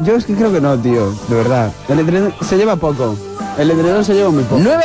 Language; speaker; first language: Spanish; native; Spanish